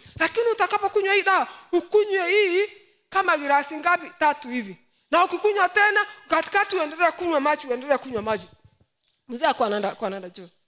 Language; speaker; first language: Swahili; non-native, local second language; Gusii